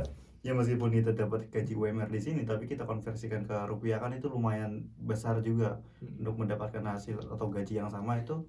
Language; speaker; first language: Indonesian; native; Indonesian